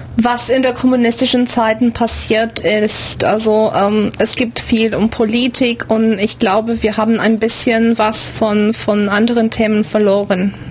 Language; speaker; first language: German; non-native, fluent; Romanian